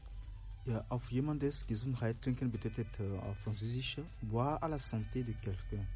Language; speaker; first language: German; non-native, fluent; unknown